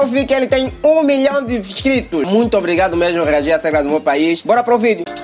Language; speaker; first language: Portuguese; native; Portuguese